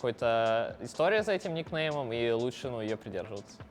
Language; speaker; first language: Russian; native; Russian